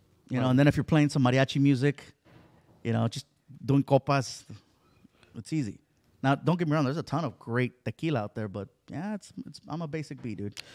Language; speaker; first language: English; early bilingual, other home language; Spanish